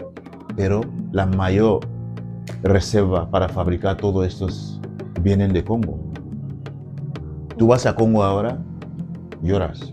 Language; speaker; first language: Spanish; non-native, fluent; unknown